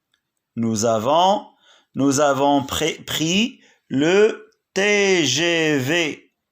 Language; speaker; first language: French; non-native, local second language; Arabic